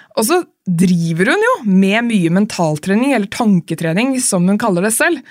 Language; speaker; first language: Norwegian; native; Norwegian